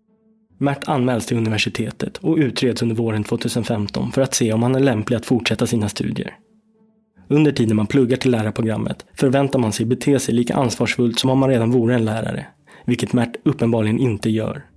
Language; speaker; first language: Swedish; native; Swedish